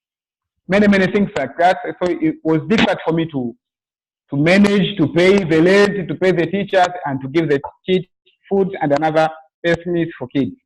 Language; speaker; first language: English; non-native, local second language; Swahili